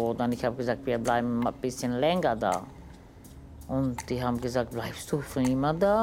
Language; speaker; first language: German; non-native, learner; Romany